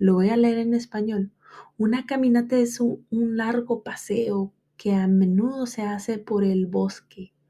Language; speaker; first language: Spanish; early bilingual, heritage; Spanish